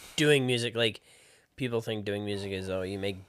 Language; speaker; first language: English; native; English